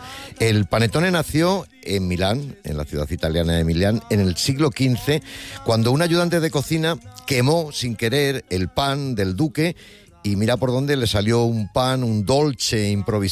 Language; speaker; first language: Spanish; native; Spanish